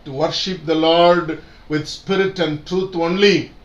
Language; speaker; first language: English; non-native, local second language; Tamil